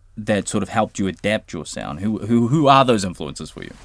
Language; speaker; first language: English; early bilingual, other home language; Samoan